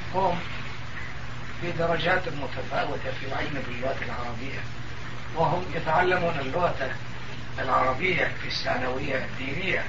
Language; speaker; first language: Arabic; non-native, fluent; Turkish